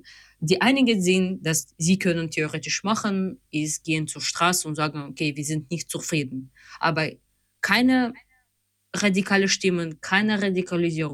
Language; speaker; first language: German; non-native, fluent; Ukrainian